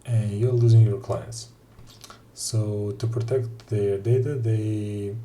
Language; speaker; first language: English; non-native, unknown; Russian